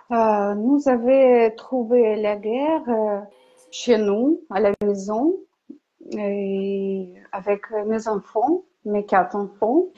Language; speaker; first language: French; non-native, learner; Ukrainian